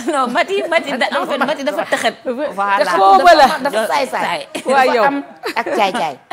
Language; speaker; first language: Wolof; native; Wolof